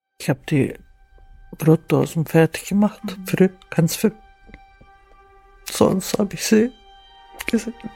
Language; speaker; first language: German; non-native, learner; Turkish